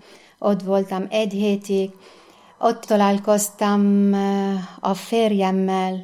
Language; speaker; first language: Hungarian; non-native, fluent; Arabic